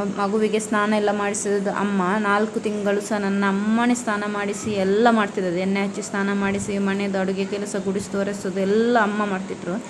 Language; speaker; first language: Kannada; non-native, local second language; Tulu